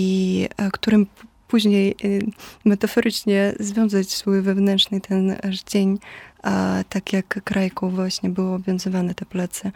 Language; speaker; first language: Polish; non-native, fluent; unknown